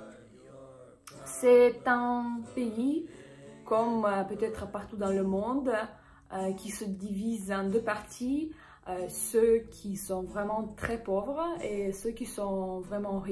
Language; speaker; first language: French; non-native, fluent; Ukrainian